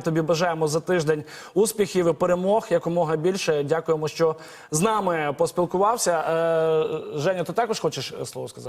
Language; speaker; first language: Ukrainian; native; Ukrainian